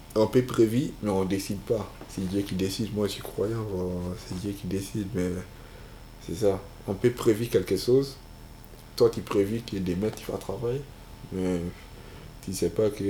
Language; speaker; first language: French; non-native, local second language; Bambara